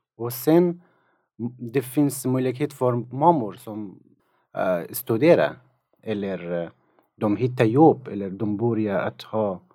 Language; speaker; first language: Swedish; non-native, fluent; Persian